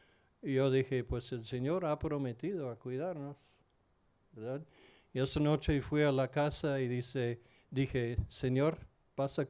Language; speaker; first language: Spanish; non-native, fluent; English